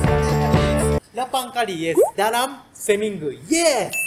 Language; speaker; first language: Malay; non-native, learner; Japanese